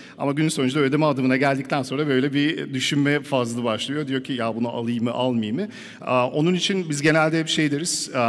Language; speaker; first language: Turkish; early bilingual, heritage; Turkish